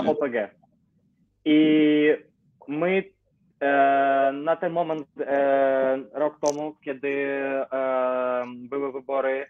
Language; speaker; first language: Polish; non-native, learner; Ukrainian